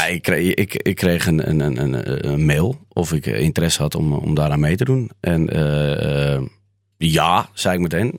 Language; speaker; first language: Dutch; native; Dutch